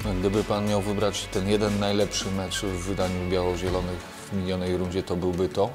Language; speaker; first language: Polish; native; Polish